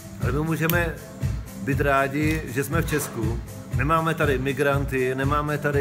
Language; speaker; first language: Czech; non-native, local second language; Polish